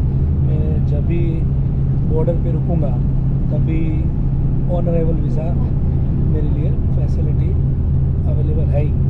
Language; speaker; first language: Hindi; native; Hindi